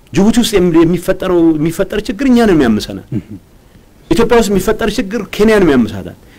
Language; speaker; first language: Amharic; non-native, local second language; Tigrinya